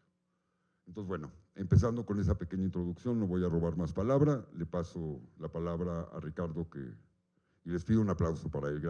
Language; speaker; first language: Spanish; native; Spanish